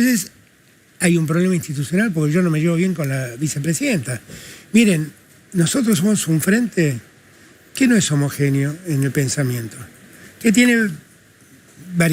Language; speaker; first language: Spanish; native; Spanish